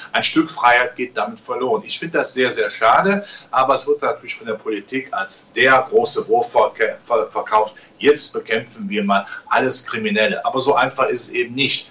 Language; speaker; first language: German; native; German